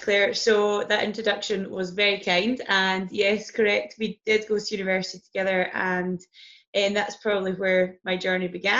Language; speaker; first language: English; native; English